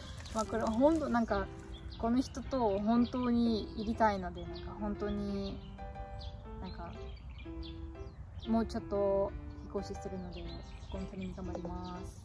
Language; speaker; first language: Japanese; non-native, learner; German